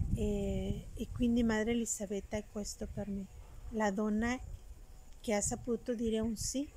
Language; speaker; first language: Italian; non-native, learner; Spanish